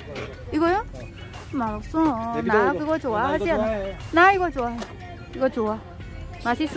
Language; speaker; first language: Korean; non-native, learner; Vietnamese